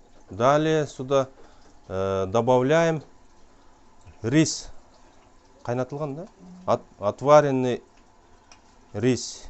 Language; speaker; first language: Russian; non-native, local second language; Kyrgyz